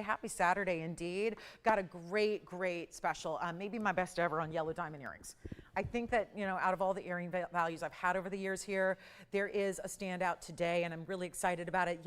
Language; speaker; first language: English; native; English